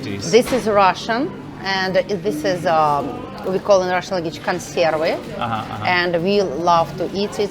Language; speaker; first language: English; non-native, learner; Russian